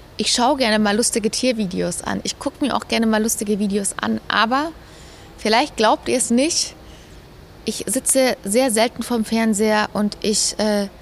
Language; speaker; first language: German; native; German